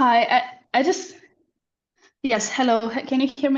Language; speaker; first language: English; non-native, fluent; Ukrainian